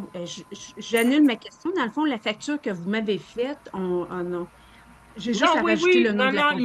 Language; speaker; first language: French; native; French